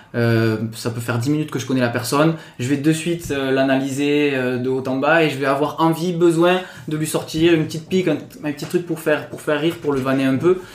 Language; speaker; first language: French; native; French